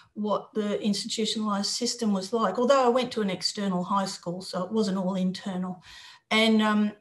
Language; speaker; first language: English; native; English